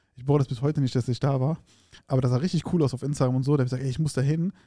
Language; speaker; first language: German; early bilingual, other home language; Arabic